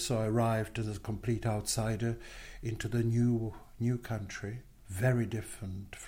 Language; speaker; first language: English; non-native, fluent; Czech